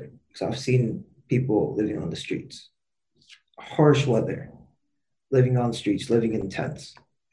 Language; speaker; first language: English; native; English